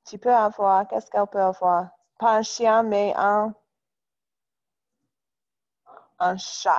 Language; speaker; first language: French; non-native, fluent; English